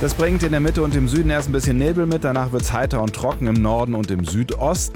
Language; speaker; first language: German; native; German